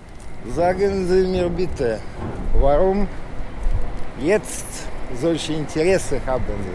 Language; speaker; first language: German; non-native, learner; Russian